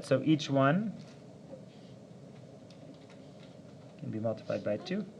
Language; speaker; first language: English; native; English